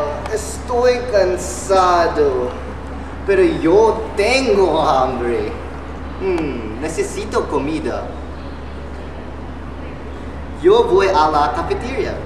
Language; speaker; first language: Spanish; non-native, learner; English